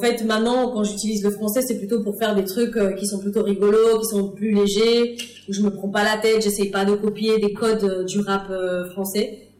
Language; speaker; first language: French; non-native, fluent; English